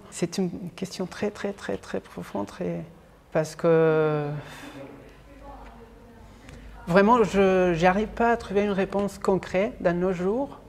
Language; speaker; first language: French; non-native, fluent; Spanish